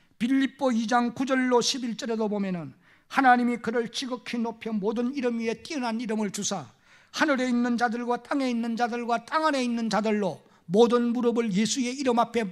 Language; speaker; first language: Korean; native; Korean